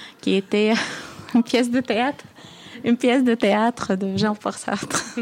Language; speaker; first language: French; non-native, fluent; Arabic